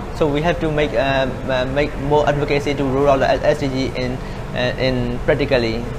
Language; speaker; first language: English; non-native, learner; Burmese